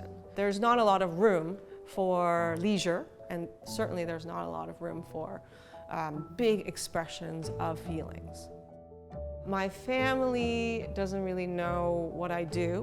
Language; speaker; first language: English; early bilingual, other home language; Cantonese